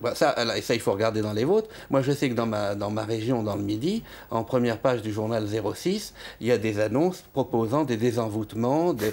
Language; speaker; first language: French; native; French